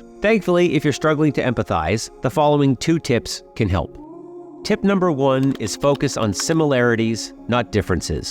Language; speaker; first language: English; native; English